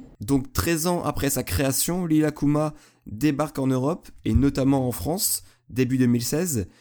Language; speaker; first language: French; native; French